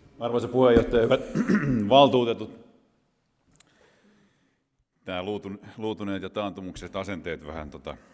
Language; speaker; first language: Finnish; native; Finnish